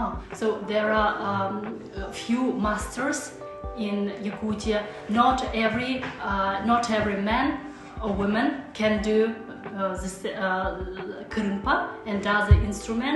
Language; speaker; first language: English; non-native, learner; Russian